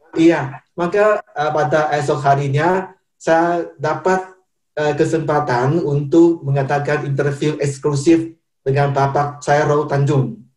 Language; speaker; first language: Indonesian; non-native, fluent; Chinese